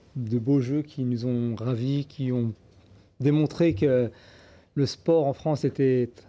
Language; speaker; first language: French; native; French